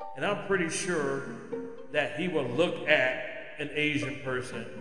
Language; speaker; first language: English; native; English